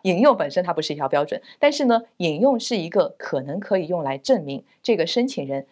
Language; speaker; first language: Chinese; native; Chinese